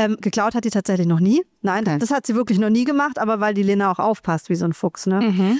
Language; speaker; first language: German; native; German